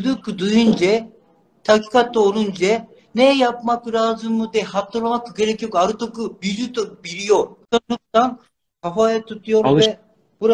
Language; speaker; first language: Turkish; non-native, learner; Japanese